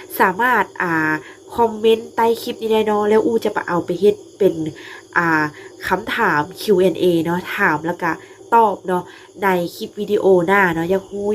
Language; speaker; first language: Thai; non-native, local second language; Northeastern Thai